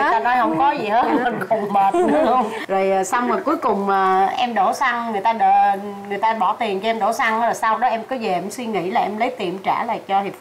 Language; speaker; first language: Vietnamese; native; Vietnamese